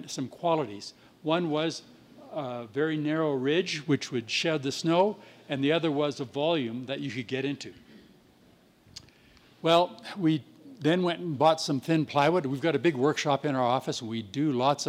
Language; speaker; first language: English; native; English